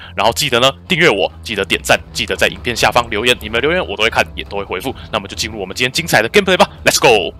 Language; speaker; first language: Chinese; native; Chinese